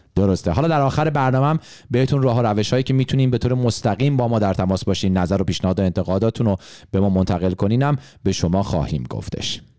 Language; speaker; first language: Persian; early bilingual, heritage; Persian